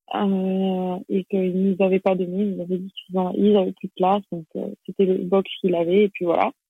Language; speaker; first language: French; native; French